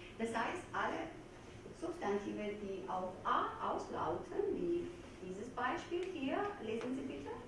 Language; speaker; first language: German; non-native, fluent; Georgian